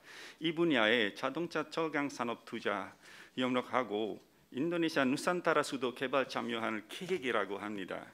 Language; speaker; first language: Korean; non-native, fluent; Indonesian